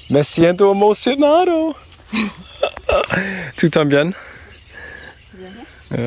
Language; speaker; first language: Spanish; non-native, learner; English